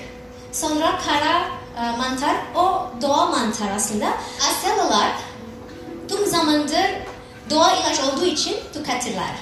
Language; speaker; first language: Turkish; non-native, learner; Indonesian